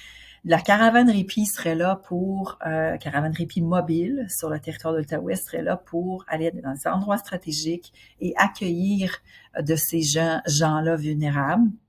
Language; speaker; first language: French; native; French